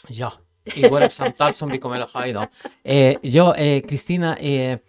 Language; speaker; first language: Swedish; non-native, fluent; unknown